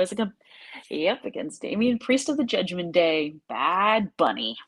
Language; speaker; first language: English; native; English